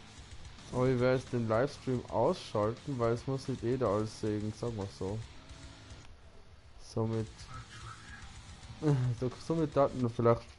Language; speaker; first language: German; native; German